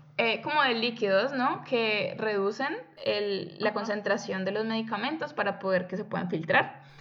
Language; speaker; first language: Spanish; native; Spanish